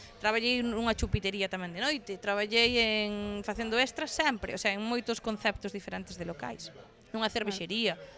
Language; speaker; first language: Galician; native; Galician